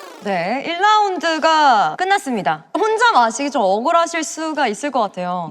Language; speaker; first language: Korean; native; Korean